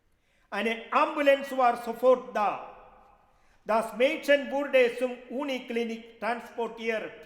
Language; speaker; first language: German; non-native, fluent; Malayalam